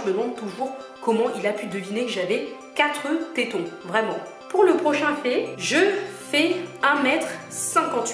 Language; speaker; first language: French; native; French